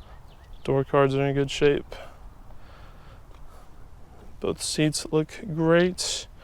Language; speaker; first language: English; native; English